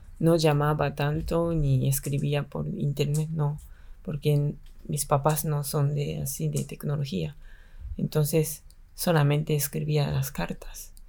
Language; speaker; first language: Spanish; non-native, fluent; Japanese